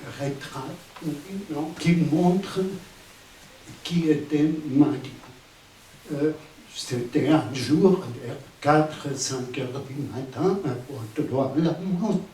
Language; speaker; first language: French; non-native, fluent; Spanish